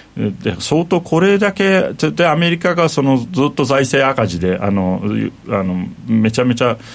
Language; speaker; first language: Japanese; non-native, fluent; Turkish